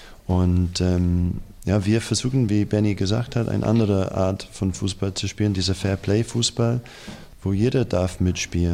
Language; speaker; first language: German; non-native, fluent; English